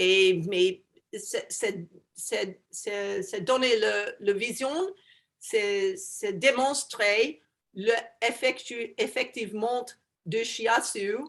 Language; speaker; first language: French; non-native, learner; English